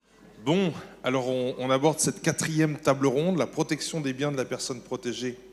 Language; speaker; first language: French; native; French